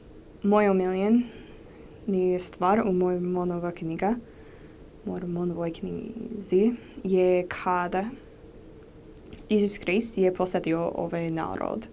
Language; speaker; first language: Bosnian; non-native, learner; English